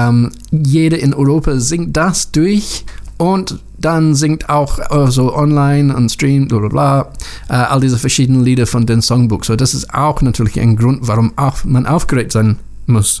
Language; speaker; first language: German; non-native, learner; English